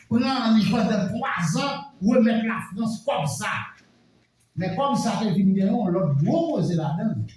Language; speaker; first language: French; non-native, local second language; Haitian Creole